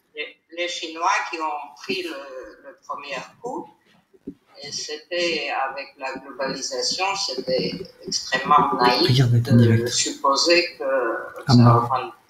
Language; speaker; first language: French; non-native, fluent; Armenian